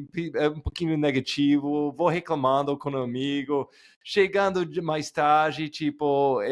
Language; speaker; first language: Portuguese; non-native, fluent; English